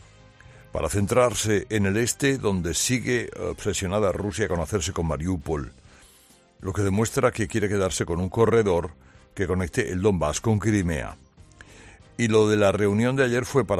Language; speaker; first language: Spanish; native; Spanish